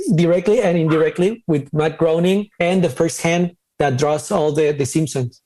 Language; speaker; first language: English; non-native, fluent; Spanish